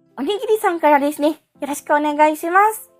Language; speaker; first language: Japanese; non-native, fluent; Filipino